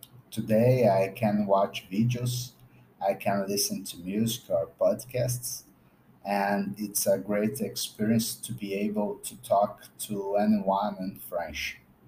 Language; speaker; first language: English; non-native, fluent; Portuguese